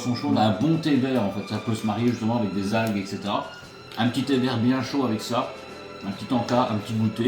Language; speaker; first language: French; native; French